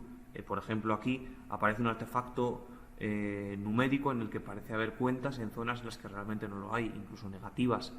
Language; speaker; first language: Spanish; native; Spanish